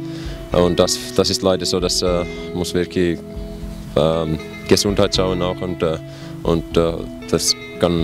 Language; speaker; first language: German; non-native, learner; Finnish